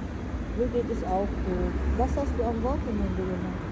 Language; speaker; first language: German; non-native, learner; Filipino